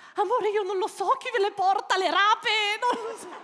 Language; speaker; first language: Italian; native; Italian